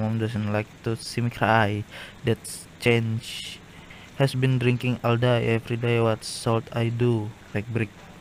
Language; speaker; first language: English; non-native, learner; Indonesian